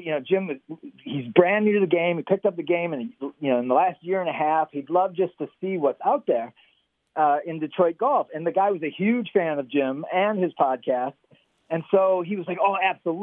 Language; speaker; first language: English; native; English